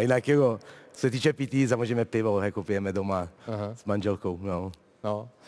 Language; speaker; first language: Czech; non-native, fluent; Italian